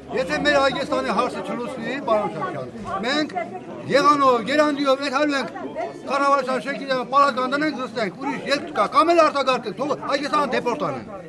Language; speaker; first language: Armenian; native; Armenian